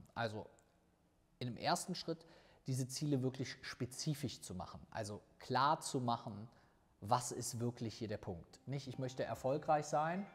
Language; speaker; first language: German; native; German